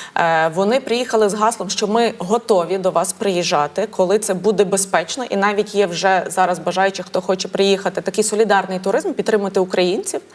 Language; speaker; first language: Ukrainian; native; Ukrainian